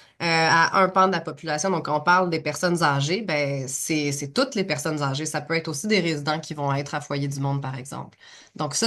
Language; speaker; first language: French; native; French